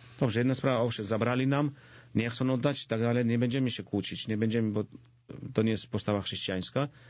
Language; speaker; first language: Polish; non-native, fluent; Georgian